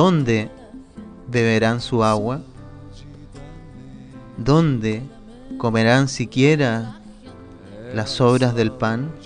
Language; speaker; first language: Spanish; native; Spanish